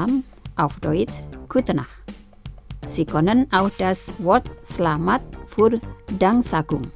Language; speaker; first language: German; non-native, fluent; Indonesian